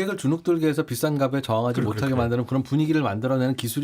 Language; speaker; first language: Korean; native; Korean